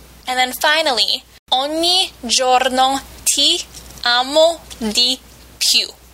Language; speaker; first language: Italian; non-native, fluent; English